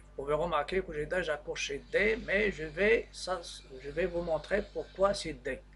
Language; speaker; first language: French; non-native, local second language; Arabic